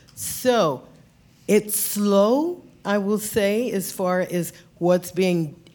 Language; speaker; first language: English; native; English